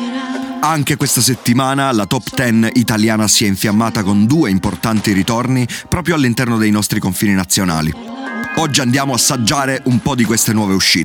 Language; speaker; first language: Italian; native; Italian